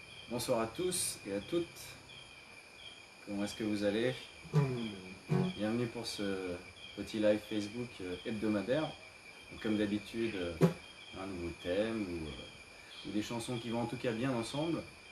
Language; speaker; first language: French; native; French